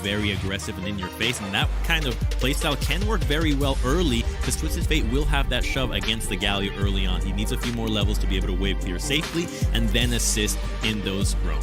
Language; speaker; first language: English; native; English